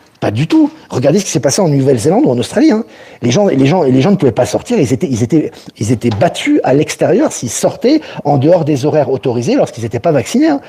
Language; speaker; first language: French; native; French